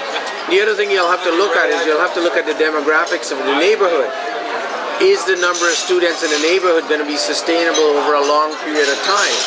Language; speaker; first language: English; native; English